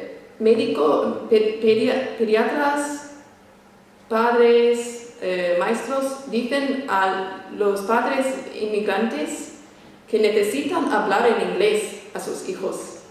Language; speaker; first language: Spanish; non-native, fluent; English